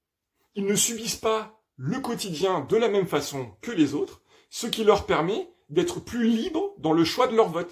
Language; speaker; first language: French; native; French